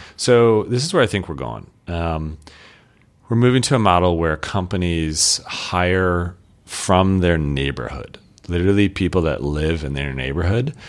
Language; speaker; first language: English; native; English